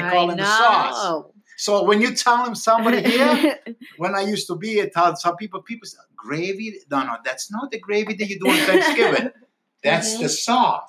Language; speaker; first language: English; non-native, fluent; Italian